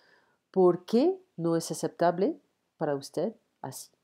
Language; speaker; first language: Spanish; non-native, learner; French